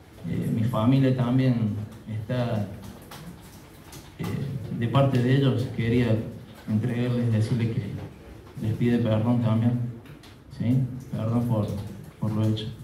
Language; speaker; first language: Spanish; native; Spanish